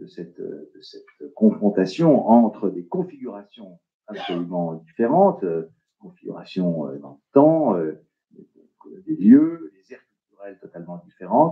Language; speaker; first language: French; native; French